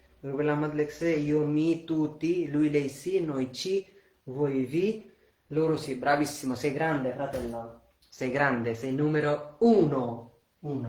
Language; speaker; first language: Italian; non-native, fluent; Bangla